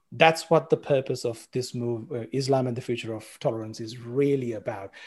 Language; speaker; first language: English; non-native, local second language; Sinhala